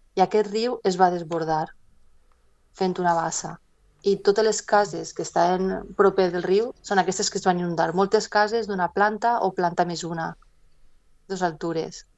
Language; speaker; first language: Catalan; non-native, local second language; Spanish